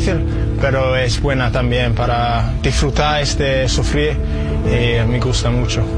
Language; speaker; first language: Spanish; non-native, learner; English